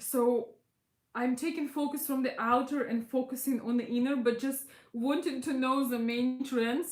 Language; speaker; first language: English; non-native, fluent; Russian